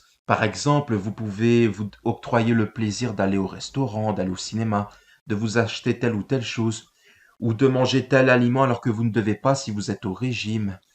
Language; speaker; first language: French; native; French